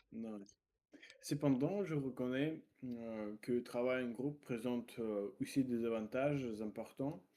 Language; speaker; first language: French; non-native, learner; Russian